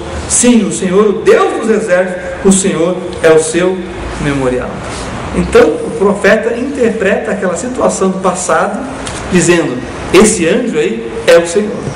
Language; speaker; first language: Portuguese; native; Portuguese